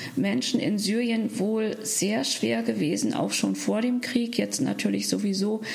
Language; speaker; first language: German; native; German